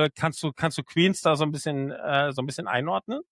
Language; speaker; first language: German; native; German